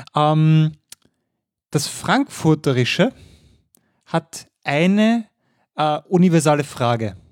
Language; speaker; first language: German; native; German